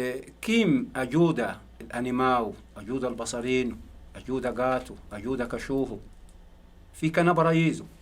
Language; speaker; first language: Portuguese; non-native, learner; Arabic